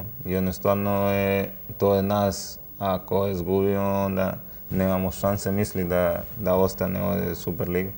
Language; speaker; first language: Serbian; non-native, learner; Spanish